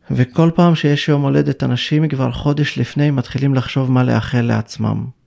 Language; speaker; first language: Hebrew; non-native, local second language; Arabic